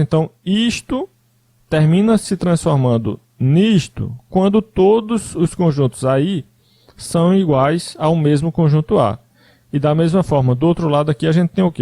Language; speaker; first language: Portuguese; native; Portuguese